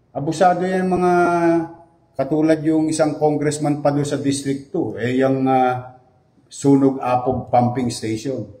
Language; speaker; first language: Filipino; native; Filipino